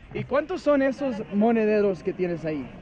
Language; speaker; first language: Spanish; non-native, learner; English